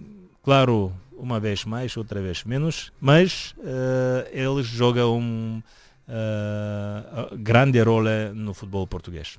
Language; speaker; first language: Portuguese; non-native, fluent; Bulgarian